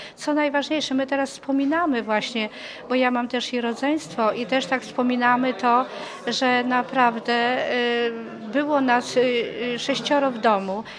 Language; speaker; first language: Polish; non-native, local second language; Ukrainian